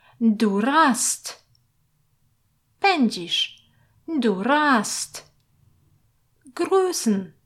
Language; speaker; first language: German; non-native, fluent; Polish